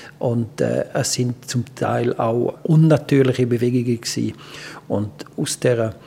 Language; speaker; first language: German; non-native, local second language; Romansh